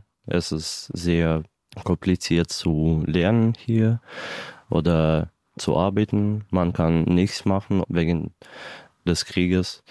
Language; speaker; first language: German; non-native, learner; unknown